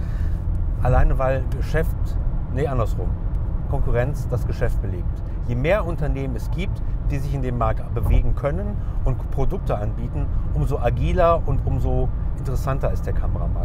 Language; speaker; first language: German; native; German